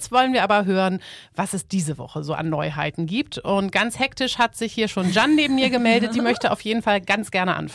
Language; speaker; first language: German; native; German